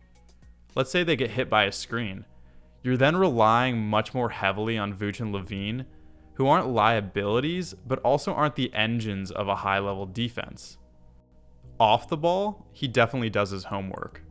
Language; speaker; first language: English; native; English